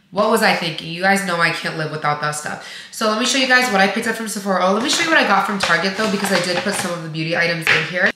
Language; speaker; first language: English; native; English